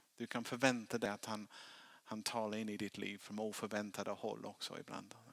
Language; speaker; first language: Swedish; non-native, fluent; English